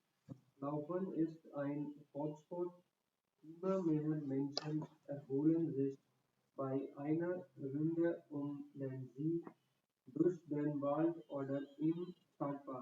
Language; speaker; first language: German; non-native, learner; Hindi